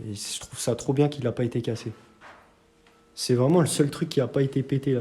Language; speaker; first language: French; native; French